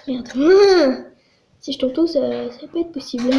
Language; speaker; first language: French; native; French